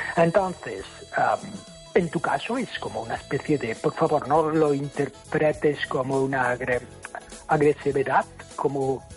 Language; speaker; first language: Spanish; non-native, fluent; English